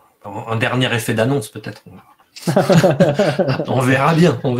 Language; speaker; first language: French; native; French